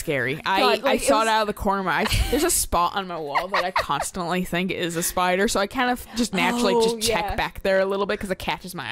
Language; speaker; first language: English; native; English